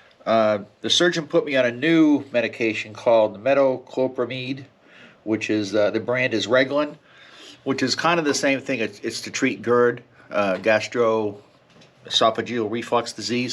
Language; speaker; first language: English; native; English